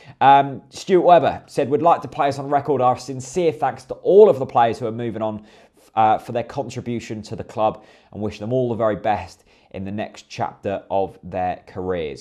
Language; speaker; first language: English; native; English